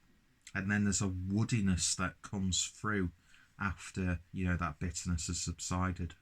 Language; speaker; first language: English; native; English